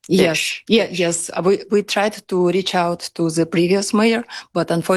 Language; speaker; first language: English; non-native, fluent; Russian